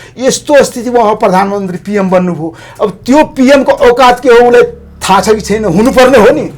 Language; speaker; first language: Nepali; non-native, local second language; Maithili